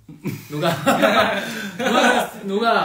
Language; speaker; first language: Korean; non-native, fluent; Chinese